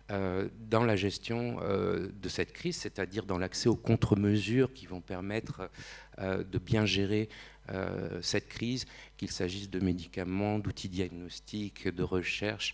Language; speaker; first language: French; native; French